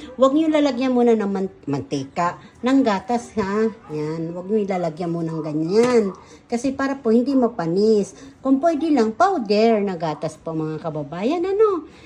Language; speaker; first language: Filipino; native; Filipino